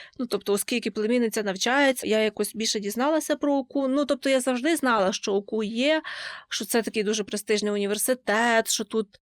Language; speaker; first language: Ukrainian; native; Ukrainian